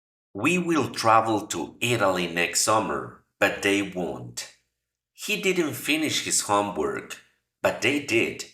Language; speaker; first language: English; non-native, fluent; Spanish